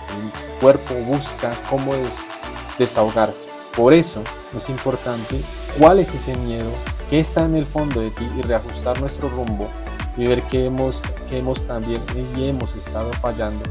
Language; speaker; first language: Spanish; native; Spanish